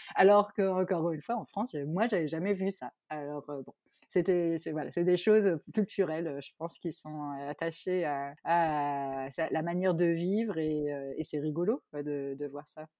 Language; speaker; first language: French; native; French